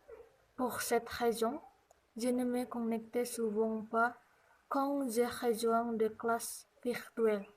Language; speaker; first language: French; non-native, learner; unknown